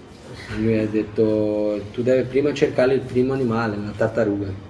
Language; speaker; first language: Italian; non-native, fluent; Portuguese